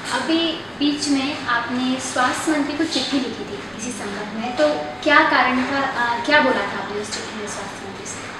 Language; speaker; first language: Hindi; native; Hindi